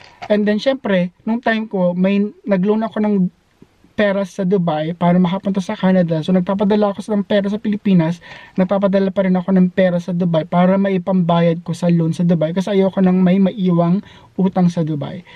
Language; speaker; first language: Filipino; native; Filipino